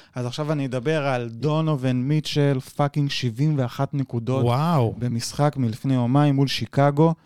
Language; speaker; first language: Hebrew; early bilingual, other home language; Spanish